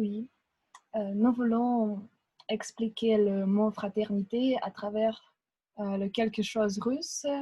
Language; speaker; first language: French; non-native, learner; Russian